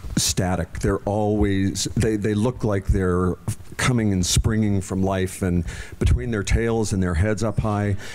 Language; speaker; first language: English; native; English